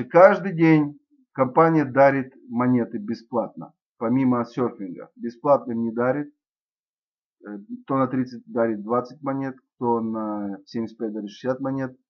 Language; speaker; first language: Russian; native; Russian